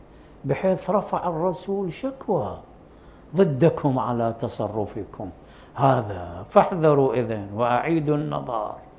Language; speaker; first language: Arabic; native; Arabic